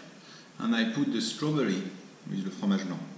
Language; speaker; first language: English; non-native, fluent; French